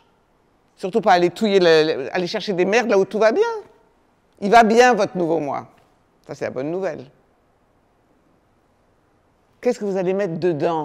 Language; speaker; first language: French; native; French